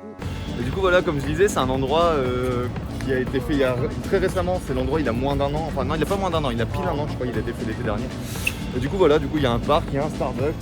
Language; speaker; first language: French; native; French